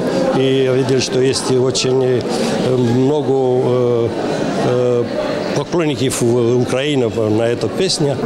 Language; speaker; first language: Ukrainian; non-native, learner; Romanian